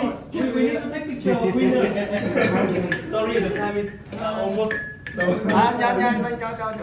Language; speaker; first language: English; non-native, learner; Vietnamese